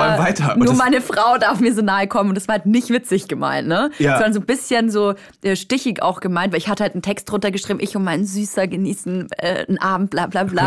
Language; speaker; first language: German; native; German